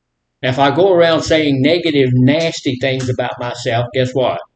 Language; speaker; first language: English; native; English